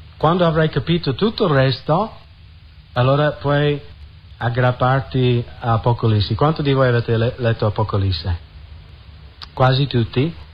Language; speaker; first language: Italian; non-native, fluent; English